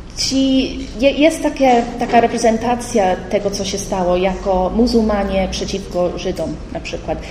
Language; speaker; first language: Polish; early bilingual, heritage; Polish